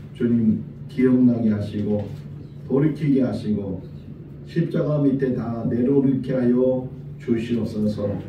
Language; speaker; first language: Korean; native; Korean